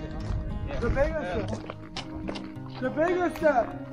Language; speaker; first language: Turkish; native; Turkish